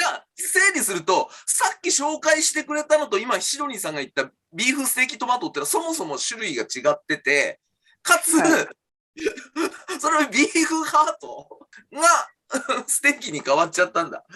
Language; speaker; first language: Japanese; native; Japanese